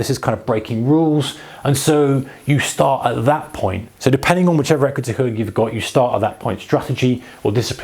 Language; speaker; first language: English; native; English